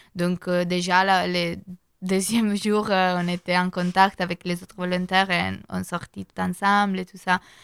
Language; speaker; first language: French; non-native, learner; Italian